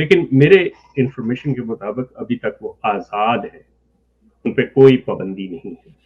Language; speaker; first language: Urdu; non-native, local second language; Punjabi